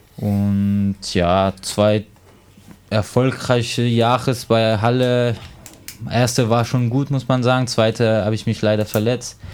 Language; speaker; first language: German; non-native, fluent; French